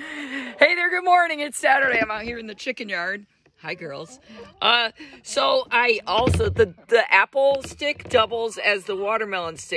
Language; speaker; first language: English; native; English